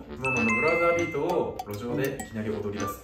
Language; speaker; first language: Japanese; native; Japanese